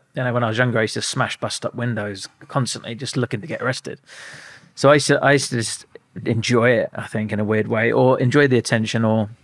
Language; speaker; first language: English; native; English